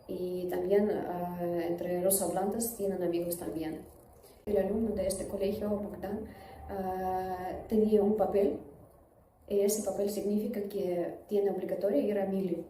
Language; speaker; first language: Spanish; non-native, learner; Russian